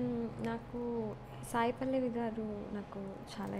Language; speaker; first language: Telugu; non-native, learner; Malayalam